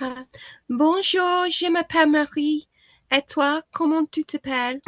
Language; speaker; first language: French; non-native, learner; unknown